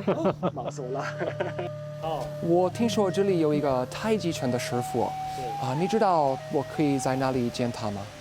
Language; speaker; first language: Chinese; non-native, learner; English